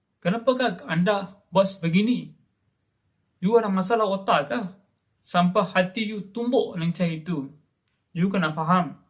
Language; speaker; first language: Malay; non-native, local second language; Tamil